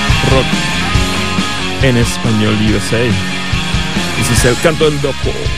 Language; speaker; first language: Spanish; native; Spanish